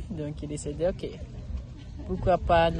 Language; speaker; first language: French; non-native, learner; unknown